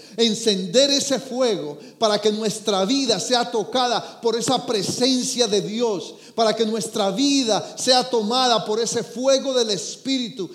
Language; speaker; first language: Spanish; native; Spanish